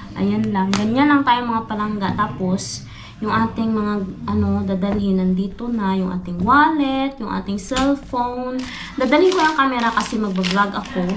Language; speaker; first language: Filipino; non-native, local second language; Hiligaynon